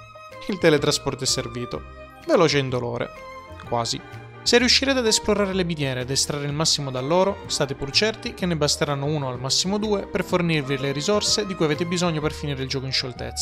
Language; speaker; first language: Italian; native; Italian